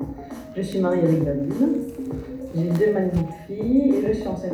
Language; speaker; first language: French; native; French